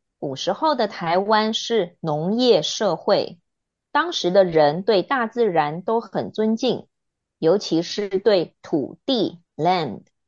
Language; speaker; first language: Chinese; native; Chinese